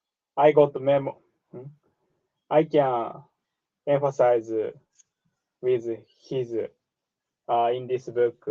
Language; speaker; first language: English; non-native, learner; Japanese